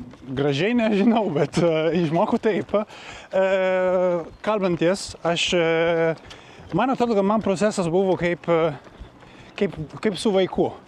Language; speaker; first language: Lithuanian; non-native, learner; Italian